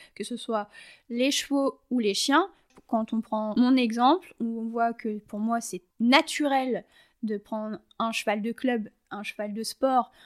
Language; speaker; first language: French; native; French